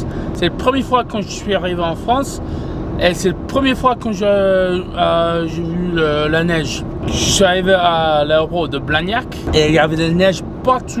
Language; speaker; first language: French; non-native, fluent; English